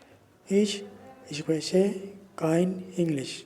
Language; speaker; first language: German; non-native, learner; Urdu